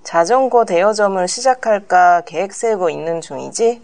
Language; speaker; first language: Korean; non-native, learner; Japanese